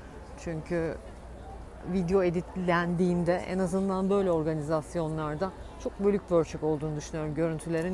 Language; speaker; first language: Turkish; native; Turkish